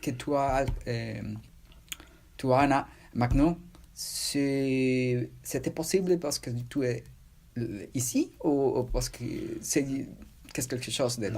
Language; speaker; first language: French; non-native, learner; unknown